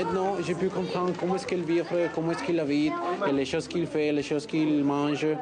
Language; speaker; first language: French; non-native, learner; Spanish